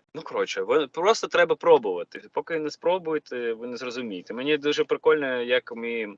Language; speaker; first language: Ukrainian; non-native, local second language; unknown